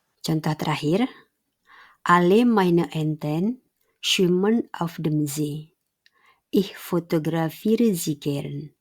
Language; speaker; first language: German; non-native, fluent; Indonesian